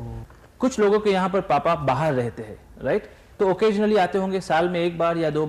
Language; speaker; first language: Hindi; native; Hindi